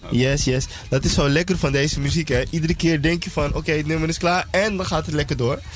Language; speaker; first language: Dutch; native; Dutch